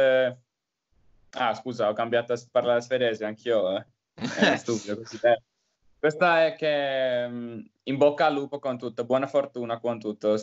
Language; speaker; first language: Italian; non-native, learner; Finnish